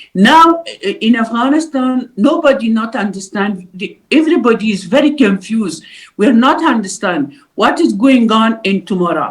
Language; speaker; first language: English; non-native, learner; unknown